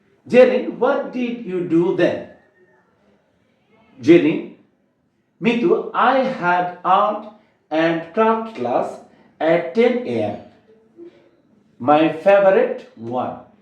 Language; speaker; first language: English; non-native, local second language; Bangla